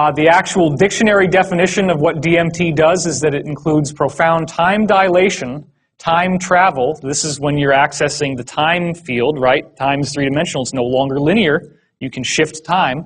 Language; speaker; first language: English; native; English